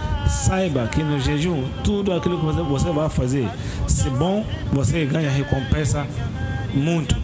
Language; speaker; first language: Portuguese; non-native, learner; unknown